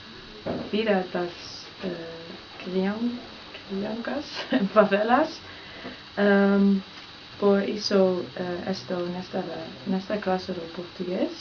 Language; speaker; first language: Portuguese; non-native, learner; Dutch